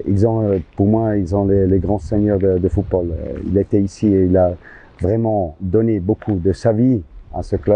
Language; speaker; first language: French; non-native, local second language; German